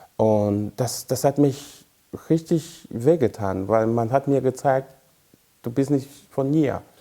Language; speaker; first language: German; non-native, fluent; French